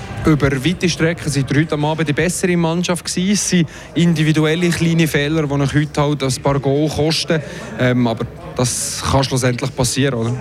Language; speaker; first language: German; native; German